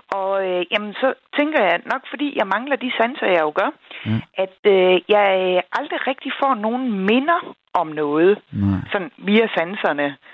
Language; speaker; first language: Danish; native; Danish